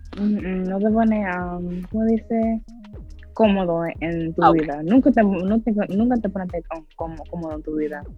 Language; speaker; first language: Spanish; early bilingual, heritage; English